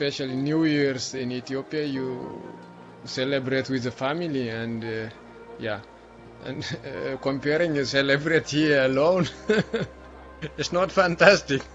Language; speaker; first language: English; non-native, learner; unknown